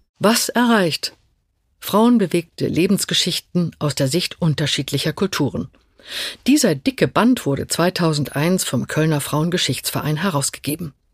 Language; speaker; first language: German; native; German